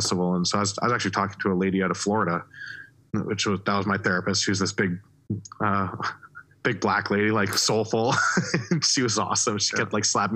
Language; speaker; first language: English; native; English